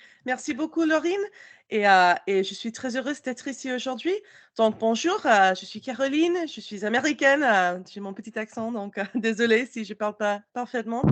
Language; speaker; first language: French; non-native, learner; English